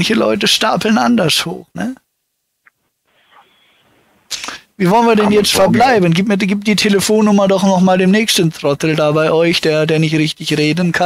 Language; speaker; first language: German; native; German